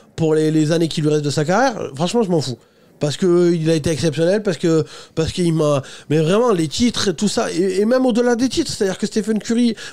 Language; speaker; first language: French; native; French